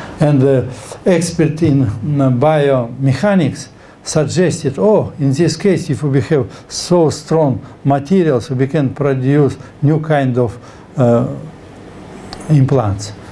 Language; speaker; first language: English; non-native, fluent; Russian